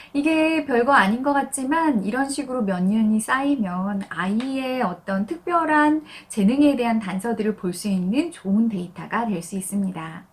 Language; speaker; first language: Korean; native; Korean